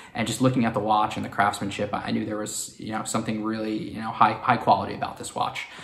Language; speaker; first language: English; native; English